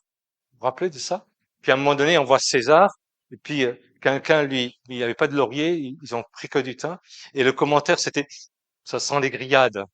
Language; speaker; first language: French; native; French